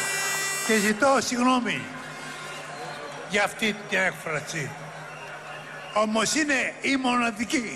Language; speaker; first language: Greek; native; Greek